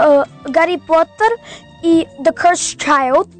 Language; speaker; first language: Russian; early bilingual, heritage; Russian